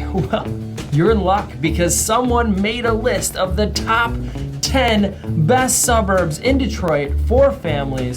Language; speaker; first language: English; native; English